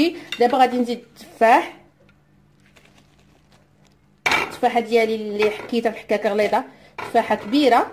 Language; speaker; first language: Arabic; native; Arabic